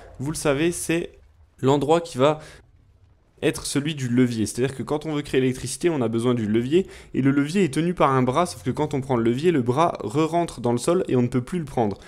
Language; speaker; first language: French; native; French